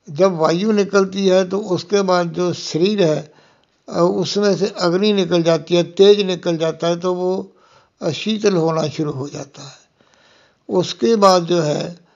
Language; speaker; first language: Hindi; non-native, local second language; Punjabi